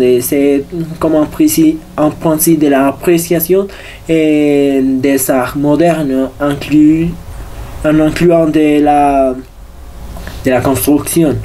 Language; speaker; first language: French; non-native, learner; Spanish